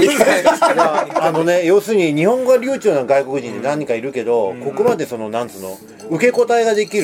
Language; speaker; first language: Japanese; native; Japanese